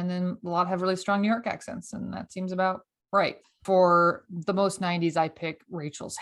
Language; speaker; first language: English; native; English